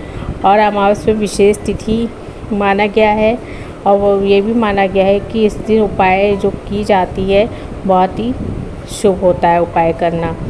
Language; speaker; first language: Hindi; native; Hindi